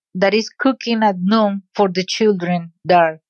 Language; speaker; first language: English; non-native, fluent; Spanish